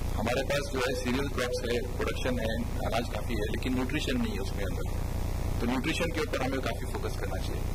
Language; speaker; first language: Hindi; non-native, local second language; Marathi